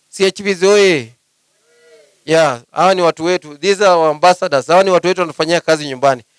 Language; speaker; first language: Swahili; non-native, local second language; Luyia